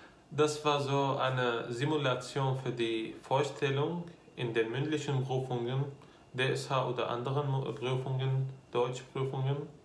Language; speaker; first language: German; non-native, fluent; Arabic